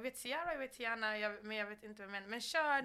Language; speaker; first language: Swedish; native; Swedish